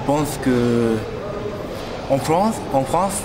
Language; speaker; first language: French; non-native, learner; Japanese